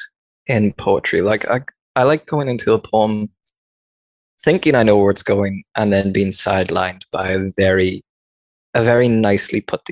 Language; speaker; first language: English; native; English